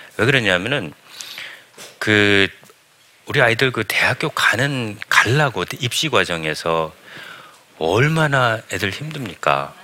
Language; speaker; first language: Korean; early bilingual, heritage; Korean